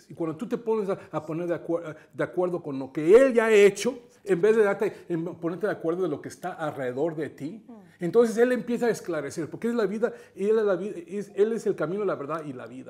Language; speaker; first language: Spanish; native; Spanish